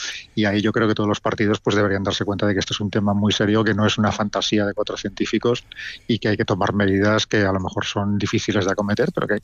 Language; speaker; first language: Spanish; native; Spanish